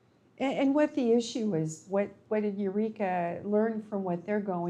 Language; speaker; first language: English; native; English